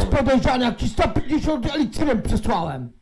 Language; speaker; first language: Polish; native; Polish